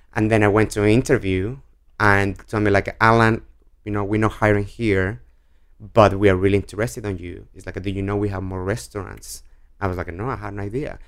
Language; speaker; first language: English; non-native, learner; Spanish